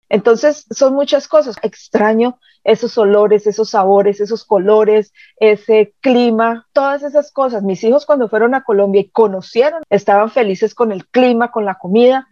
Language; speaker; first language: Spanish; native; Spanish